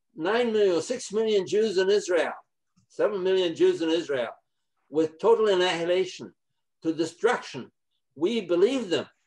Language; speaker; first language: English; non-native, fluent; Polish